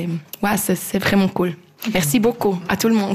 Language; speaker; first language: French; non-native, local second language; Swiss German